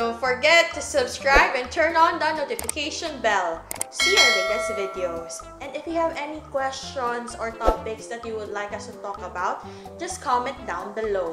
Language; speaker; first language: English; non-native, local second language; Filipino